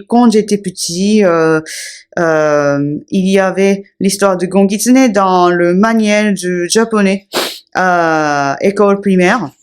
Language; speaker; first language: French; non-native, fluent; Japanese